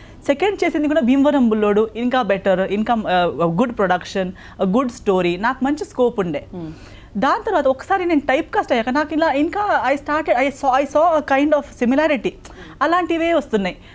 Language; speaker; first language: Telugu; non-native, learner; Konkani